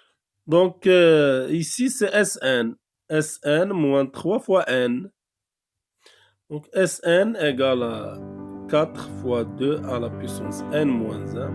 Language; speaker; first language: French; non-native, local second language; Arabic